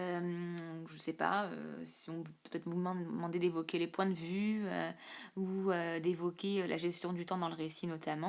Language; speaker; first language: French; native; French